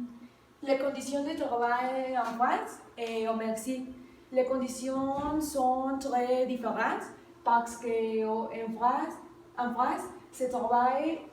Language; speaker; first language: French; non-native, learner; Spanish